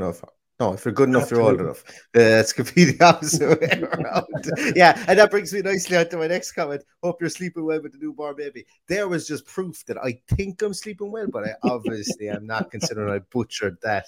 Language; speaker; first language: English; native; English